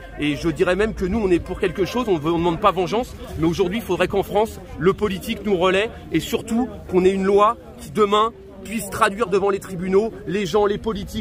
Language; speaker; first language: French; native; French